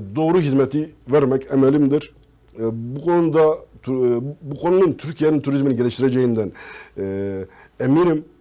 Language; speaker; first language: Turkish; non-native, local second language; Kurdish